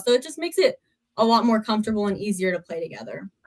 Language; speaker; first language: English; native; English